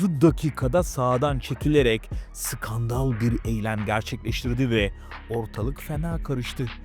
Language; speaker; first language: Turkish; native; Turkish